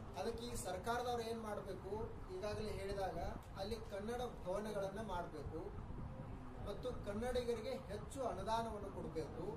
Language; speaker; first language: Kannada; native; Kannada